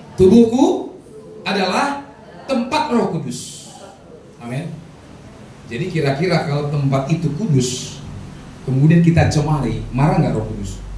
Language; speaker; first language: Indonesian; non-native, local second language; Batak Toba